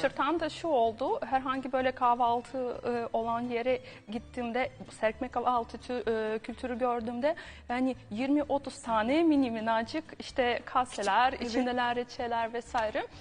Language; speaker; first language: Turkish; non-native, fluent; Ukrainian